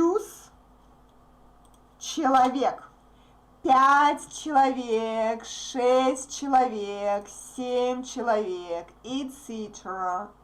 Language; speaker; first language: Russian; native; Russian